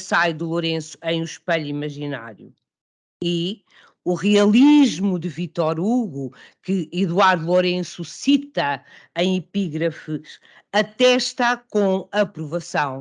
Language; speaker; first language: Portuguese; native; Portuguese